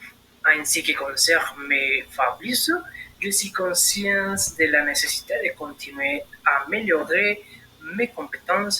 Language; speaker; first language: French; non-native, learner; Spanish